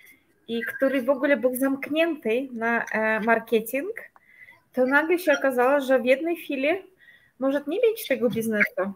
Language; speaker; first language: Polish; non-native, fluent; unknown